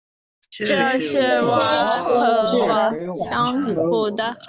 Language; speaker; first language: Chinese; non-native, learner; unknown